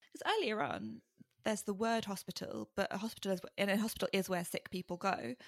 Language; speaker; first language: English; native; English